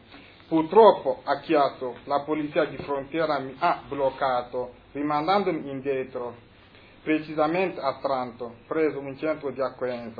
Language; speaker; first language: Italian; non-native, fluent; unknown